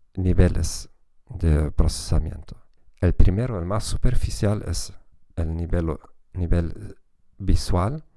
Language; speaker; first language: Spanish; non-native, fluent; German